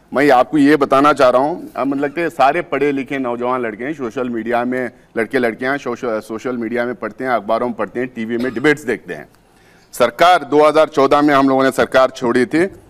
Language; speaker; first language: Hindi; native; Hindi